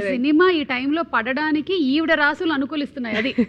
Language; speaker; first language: Telugu; native; Telugu